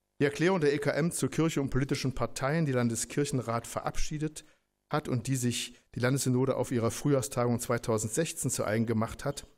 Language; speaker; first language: German; native; German